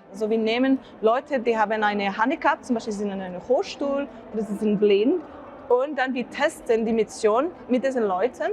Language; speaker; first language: German; non-native, learner; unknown